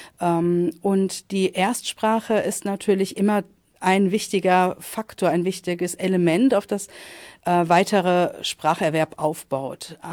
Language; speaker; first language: German; native; German